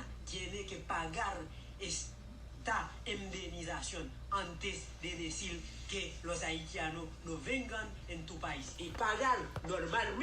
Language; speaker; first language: Spanish; non-native, learner; Haitian Creole